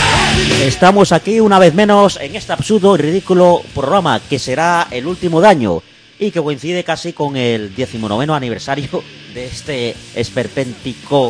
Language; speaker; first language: Spanish; native; Spanish